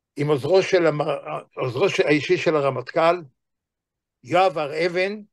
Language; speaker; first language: Hebrew; native; Hebrew